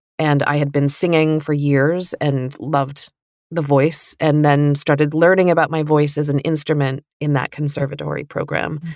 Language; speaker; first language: English; native; English